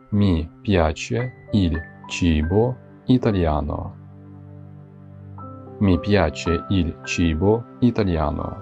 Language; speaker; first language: Italian; non-native, fluent; Ukrainian